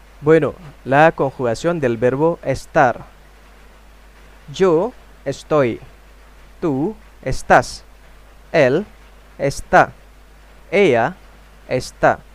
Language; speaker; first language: Spanish; non-native, fluent; Indonesian